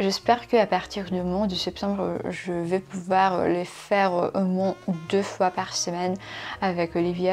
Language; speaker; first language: French; non-native, fluent; Russian